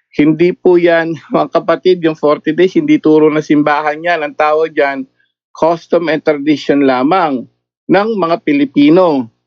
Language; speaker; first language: Filipino; native; Filipino